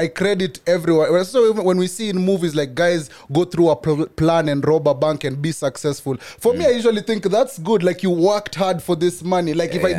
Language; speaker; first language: English; non-native, local second language; Swahili